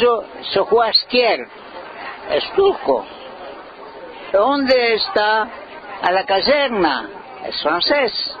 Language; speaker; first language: Spanish; early bilingual, heritage; Ladino